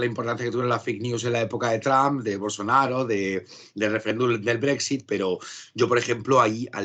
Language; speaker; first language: Spanish; native; Spanish